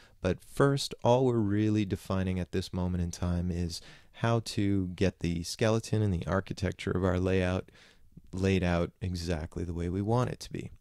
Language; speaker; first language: English; native; English